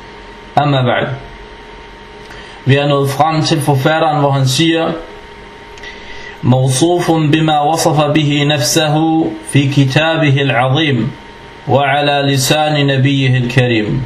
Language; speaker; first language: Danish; early bilingual, other home language; Arabic